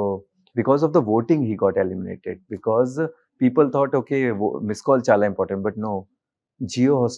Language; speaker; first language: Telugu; non-native, learner; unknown